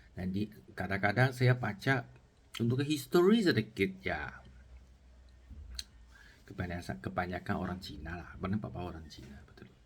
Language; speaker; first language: Indonesian; non-native, learner; Chinese